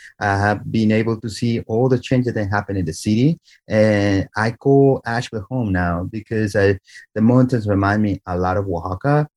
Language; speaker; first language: English; non-native, fluent; Spanish